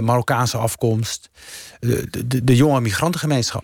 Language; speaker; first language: Dutch; native; Dutch